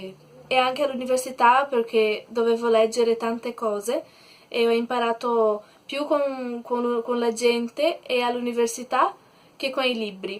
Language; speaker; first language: Italian; non-native, learner; Portuguese